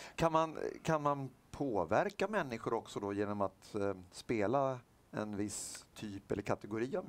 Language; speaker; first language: Swedish; native; Swedish